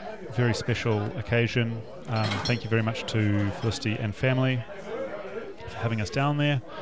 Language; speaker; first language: English; native; English